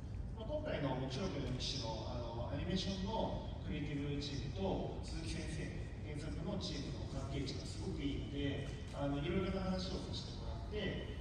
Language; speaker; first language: Japanese; native; Japanese